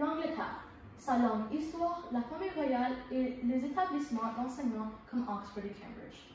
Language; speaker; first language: French; non-native, learner; English